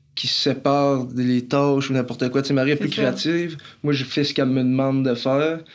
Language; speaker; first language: French; native; French